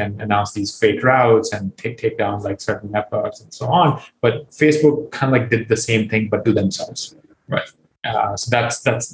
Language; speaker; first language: English; non-native, local second language; Urdu